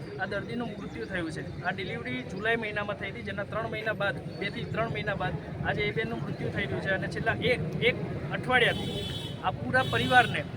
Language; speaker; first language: Gujarati; native; Gujarati